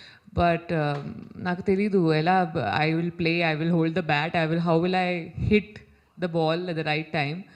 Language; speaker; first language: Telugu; non-native, learner; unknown